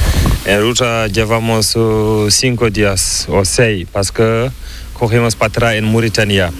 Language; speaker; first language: Spanish; non-native, learner; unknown